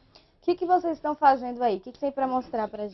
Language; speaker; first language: Portuguese; native; Portuguese